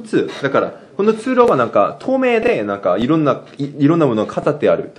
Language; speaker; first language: Japanese; non-native, fluent; Korean